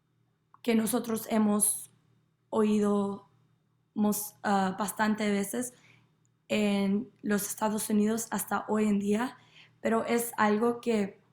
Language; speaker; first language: Spanish; non-native, learner; English